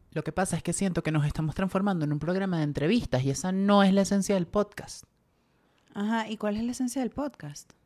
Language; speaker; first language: Spanish; native; Spanish